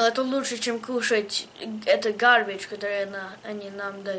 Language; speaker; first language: Russian; early bilingual, heritage; Russian